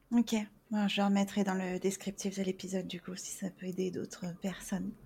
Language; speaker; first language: French; native; French